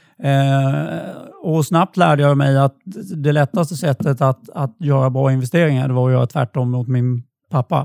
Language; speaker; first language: Swedish; native; Swedish